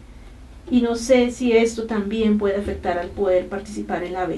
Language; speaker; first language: Spanish; native; Spanish